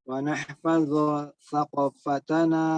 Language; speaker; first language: Arabic; non-native, learner; Indonesian